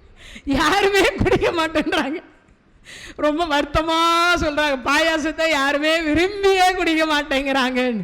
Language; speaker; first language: Tamil; native; Tamil